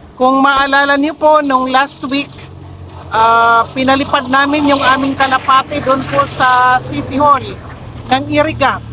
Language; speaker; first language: Filipino; non-native, local second language; Bikol